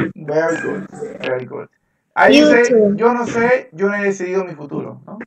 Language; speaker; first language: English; non-native, fluent; Spanish